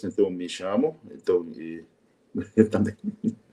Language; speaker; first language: Portuguese; non-native, learner; Korean